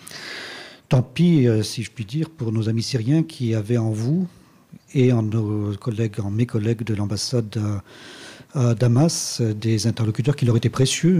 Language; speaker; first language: French; native; French